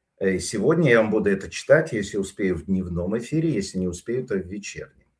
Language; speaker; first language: Russian; native; Russian